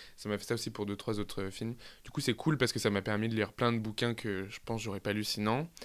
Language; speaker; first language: French; native; French